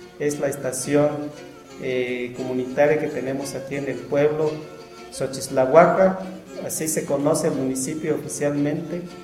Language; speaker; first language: Spanish; non-native, local second language; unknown